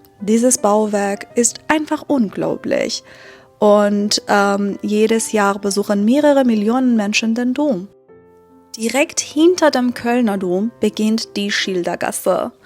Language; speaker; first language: German; non-native, fluent; Persian